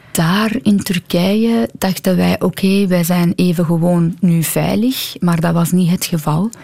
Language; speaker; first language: Dutch; non-native, fluent; Persian